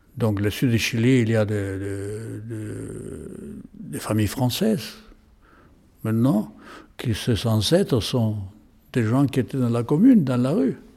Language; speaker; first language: French; non-native, fluent; Spanish